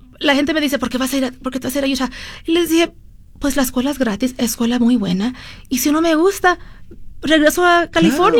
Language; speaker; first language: Spanish; early bilingual, heritage; Spanish